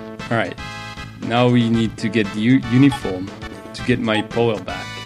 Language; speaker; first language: English; non-native, fluent; French